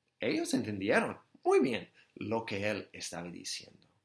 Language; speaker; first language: Spanish; non-native, fluent; English